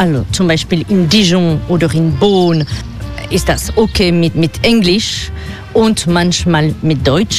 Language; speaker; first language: German; non-native, fluent; French